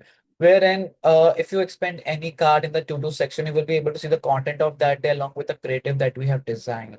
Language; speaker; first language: English; non-native, local second language; Hindi